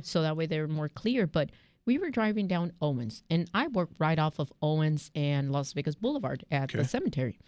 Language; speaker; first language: English; early bilingual, other home language; Spanish